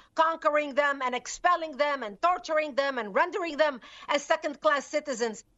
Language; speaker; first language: English; non-native, fluent; Arabic